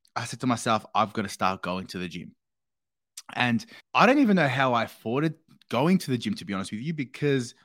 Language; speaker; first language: English; native; English